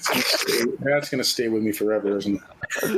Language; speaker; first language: English; native; English